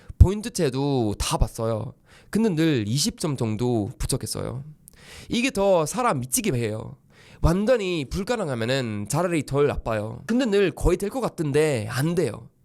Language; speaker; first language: Korean; non-native, fluent; Swedish